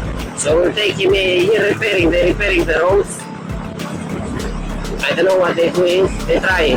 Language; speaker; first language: English; non-native, learner; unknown